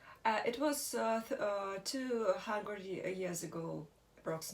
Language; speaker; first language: English; non-native, learner; Russian